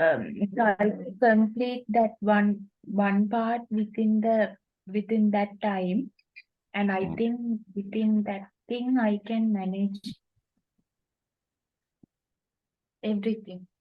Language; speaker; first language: English; non-native, learner; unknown